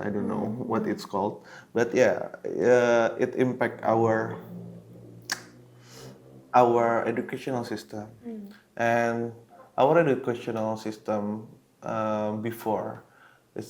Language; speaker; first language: English; non-native, local second language; Indonesian